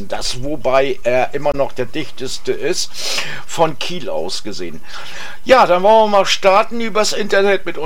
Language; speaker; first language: German; native; German